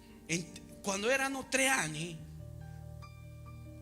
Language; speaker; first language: Italian; non-native, fluent; Spanish